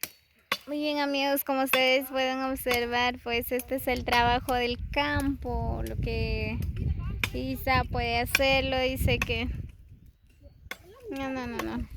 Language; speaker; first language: Spanish; native; Spanish